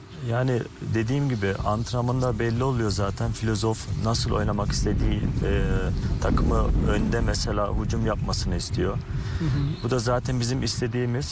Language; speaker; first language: Turkish; early bilingual, heritage; Turkish